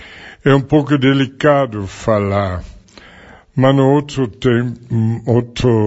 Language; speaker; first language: Portuguese; non-native, fluent; German